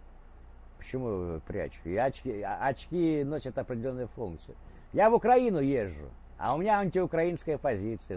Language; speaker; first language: Russian; native; Russian